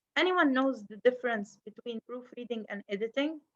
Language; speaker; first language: English; non-native, fluent; Arabic